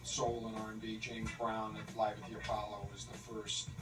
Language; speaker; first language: English; native; English